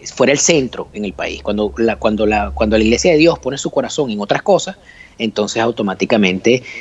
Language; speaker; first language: Spanish; native; Spanish